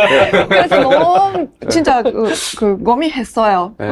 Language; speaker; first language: Korean; non-native, learner; Japanese